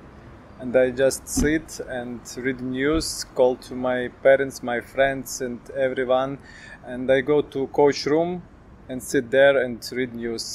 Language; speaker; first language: English; non-native, learner; Ukrainian